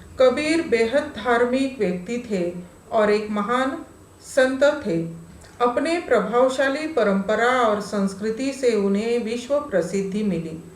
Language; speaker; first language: Hindi; non-native, local second language; Marathi